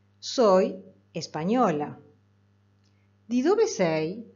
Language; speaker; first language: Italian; non-native, fluent; Spanish